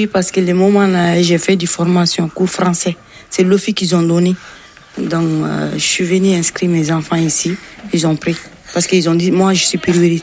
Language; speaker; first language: French; non-native, local second language; Bambara